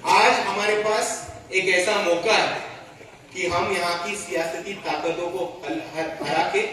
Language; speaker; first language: Hindi; non-native, local second language; Marathi